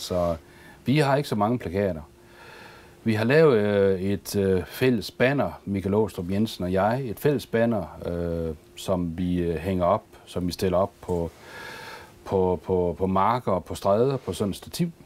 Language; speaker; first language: Danish; native; Danish